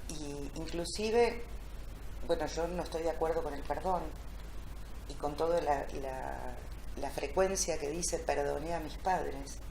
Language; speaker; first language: Spanish; early bilingual, other home language; Italian